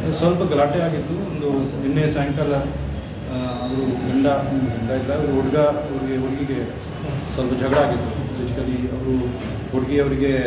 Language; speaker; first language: Kannada; non-native, fluent; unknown